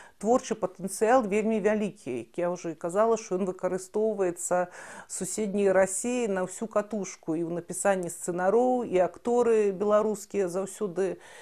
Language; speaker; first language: Belarusian; non-native, local second language; Russian